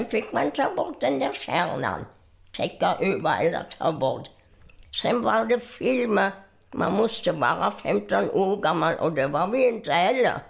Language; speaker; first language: Swedish; non-native, fluent; German